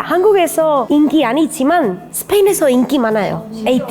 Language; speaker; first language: Korean; non-native, learner; Spanish